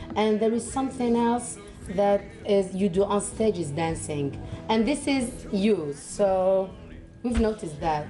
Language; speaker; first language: English; non-native, fluent; Arabic